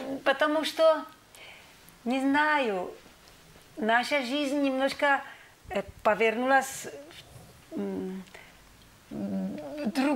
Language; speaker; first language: Russian; non-native, learner; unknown